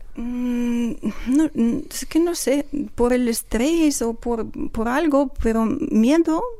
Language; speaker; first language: Spanish; non-native, fluent; Ukrainian